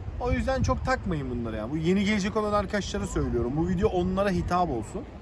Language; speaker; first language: Turkish; native; Turkish